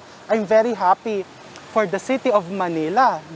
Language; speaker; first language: English; non-native, local second language; Filipino